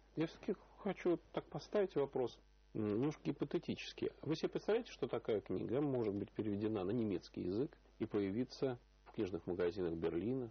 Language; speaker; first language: Russian; native; Russian